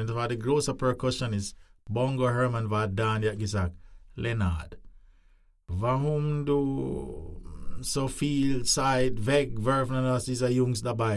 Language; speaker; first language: German; non-native, fluent; English